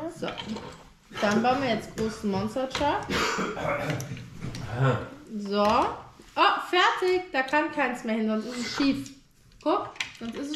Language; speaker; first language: German; native; German